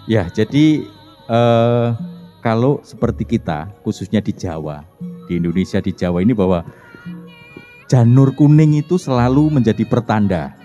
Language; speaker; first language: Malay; non-native, local second language; Javanese